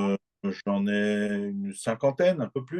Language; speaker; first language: French; native; French